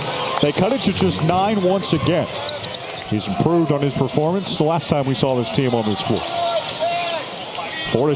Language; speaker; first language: English; native; English